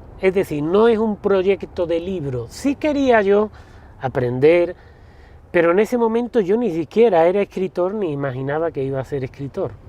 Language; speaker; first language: Spanish; native; Spanish